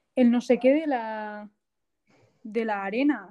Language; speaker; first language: Spanish; non-native, local second language; Basque